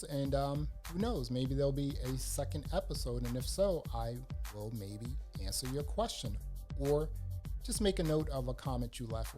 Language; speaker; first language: English; native; English